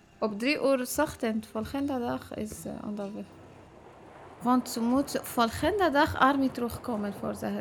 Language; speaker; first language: Dutch; non-native, learner; Arabic